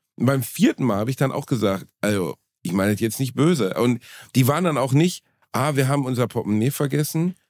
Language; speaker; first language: German; early bilingual, other home language; Turkish